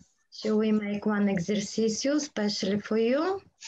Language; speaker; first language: English; non-native, learner; Bulgarian